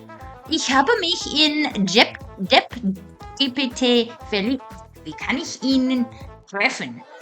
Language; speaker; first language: German; non-native, fluent; English